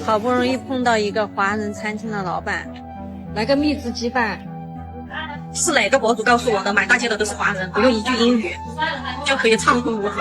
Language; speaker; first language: Chinese; native; Chinese